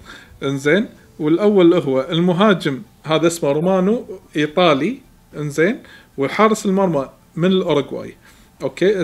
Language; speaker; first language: Arabic; native; Arabic